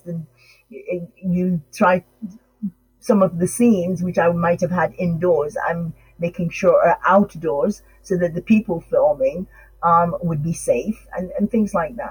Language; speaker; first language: English; non-native, local second language; Krio